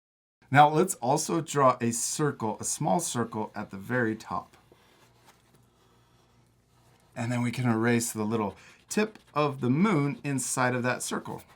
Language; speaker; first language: English; native; English